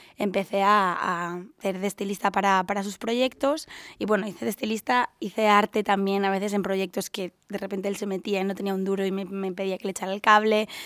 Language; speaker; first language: Spanish; native; Spanish